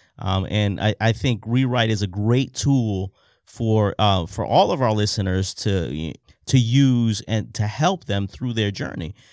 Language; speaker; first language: English; native; English